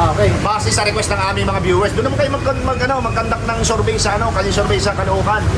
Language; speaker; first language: Filipino; native; Filipino